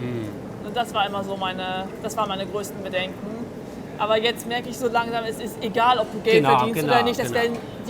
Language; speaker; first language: German; native; German